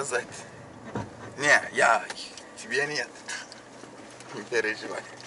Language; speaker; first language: Russian; non-native, learner; Turkish